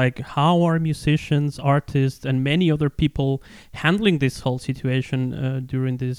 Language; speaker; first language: English; non-native, fluent; Spanish